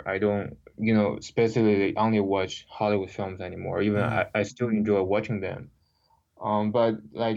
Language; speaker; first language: English; non-native, fluent; Chinese